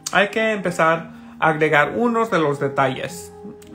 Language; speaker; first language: Spanish; early bilingual, heritage; Spanish